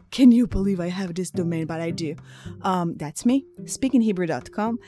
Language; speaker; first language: English; non-native, fluent; Hebrew